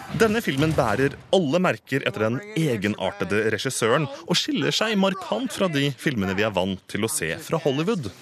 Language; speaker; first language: Norwegian; native; Norwegian